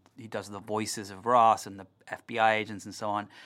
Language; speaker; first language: English; native; English